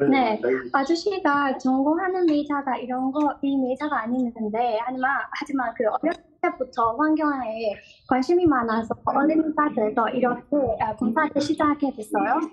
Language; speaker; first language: Korean; non-native, learner; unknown